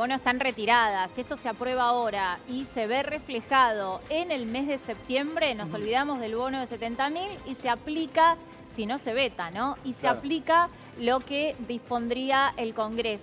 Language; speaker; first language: Spanish; native; Spanish